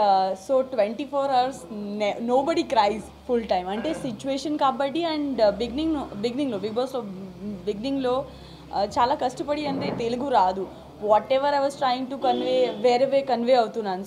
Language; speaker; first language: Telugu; non-native, learner; Gujarati